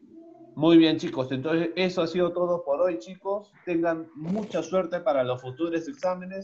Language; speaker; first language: Spanish; native; Spanish